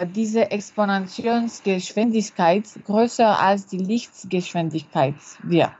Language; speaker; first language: German; non-native, learner; French